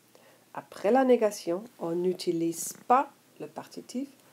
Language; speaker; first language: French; non-native, fluent; English